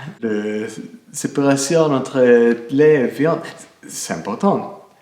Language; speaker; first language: French; non-native, fluent; English